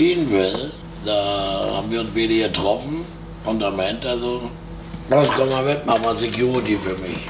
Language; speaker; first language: German; native; German